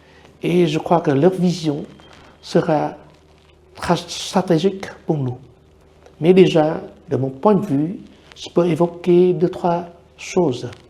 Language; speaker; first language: French; non-native, fluent; Vietnamese